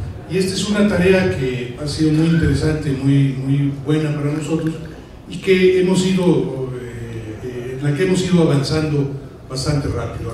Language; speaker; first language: Spanish; native; Spanish